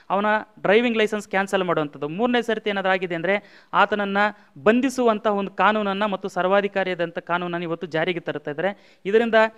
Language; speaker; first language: Kannada; native; Kannada